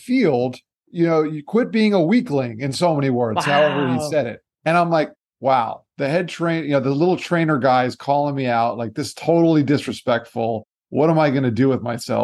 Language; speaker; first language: English; native; English